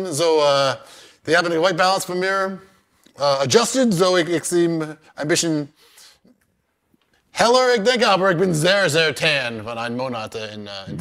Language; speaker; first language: German; non-native, learner; English